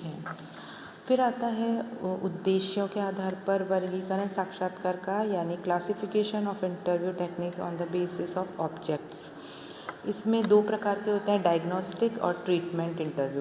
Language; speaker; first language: Hindi; native; Hindi